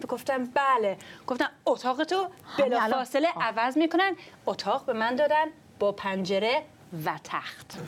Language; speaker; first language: Persian; early bilingual, other home language; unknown